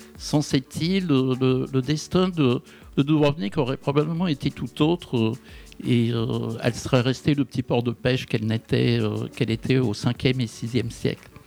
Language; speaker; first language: French; native; French